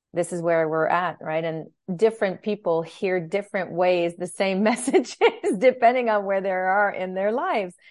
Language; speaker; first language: English; native; English